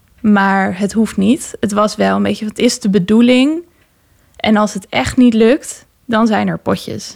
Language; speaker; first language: Dutch; native; Dutch